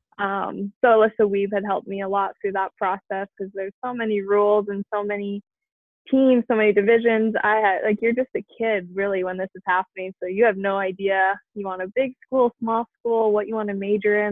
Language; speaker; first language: English; native; English